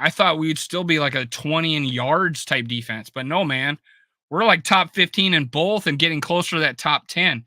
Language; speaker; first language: English; native; English